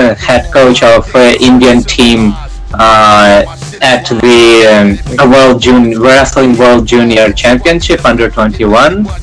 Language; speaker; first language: English; non-native, local second language; Hindi